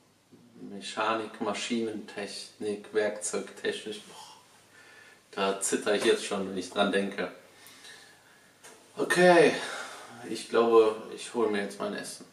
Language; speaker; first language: German; native; German